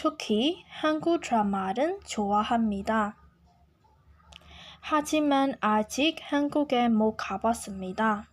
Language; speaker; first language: Korean; non-native, fluent; Burmese